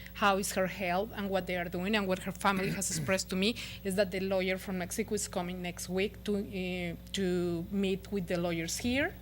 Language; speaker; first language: English; non-native, fluent; Spanish